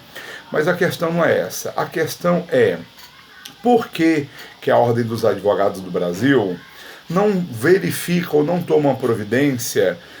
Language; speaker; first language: Portuguese; native; Portuguese